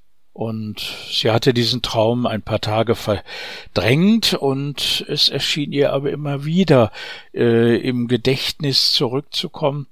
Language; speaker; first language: German; native; German